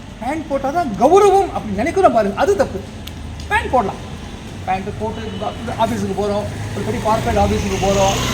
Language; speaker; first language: Tamil; non-native, local second language; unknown